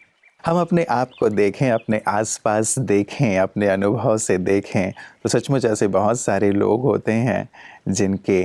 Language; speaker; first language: Hindi; native; Hindi